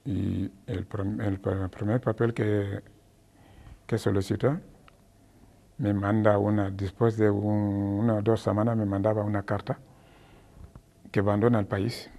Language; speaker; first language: Spanish; non-native, learner; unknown